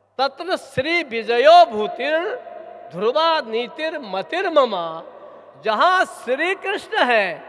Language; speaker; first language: Hindi; non-native, local second language; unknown